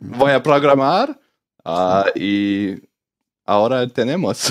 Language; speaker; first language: Spanish; non-native, learner; English